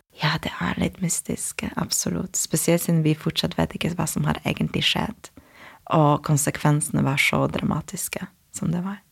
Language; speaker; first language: Norwegian; non-native, fluent; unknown